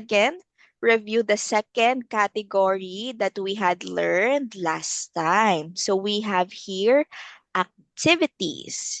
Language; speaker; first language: English; non-native, local second language; Filipino